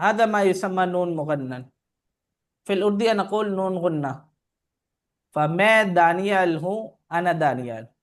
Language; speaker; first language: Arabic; non-native, fluent; Urdu